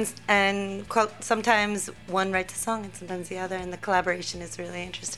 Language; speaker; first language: English; native; English